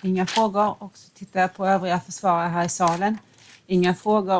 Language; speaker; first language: Swedish; native; Swedish